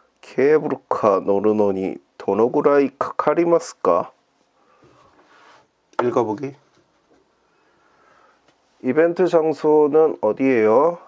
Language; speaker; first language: Japanese; non-native, learner; Korean